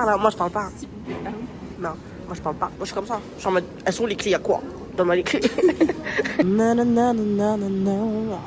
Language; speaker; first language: French; native; French